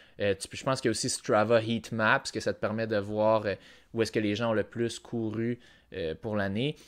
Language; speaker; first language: French; native; French